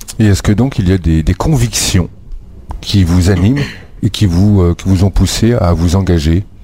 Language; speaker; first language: French; native; French